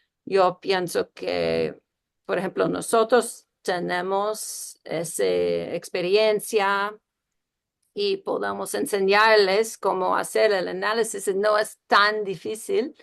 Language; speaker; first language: Spanish; non-native, fluent; English